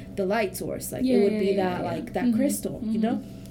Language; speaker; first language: English; non-native, fluent; Spanish